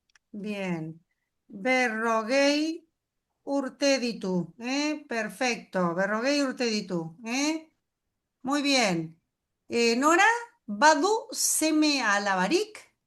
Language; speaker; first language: Basque; non-native, fluent; Spanish